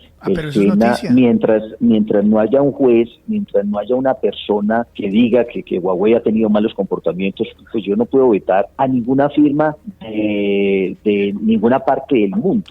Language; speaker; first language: Spanish; native; Spanish